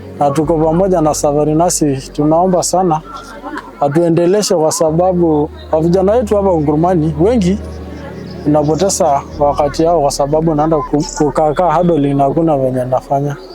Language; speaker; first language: Swahili; non-native, local second language; Masai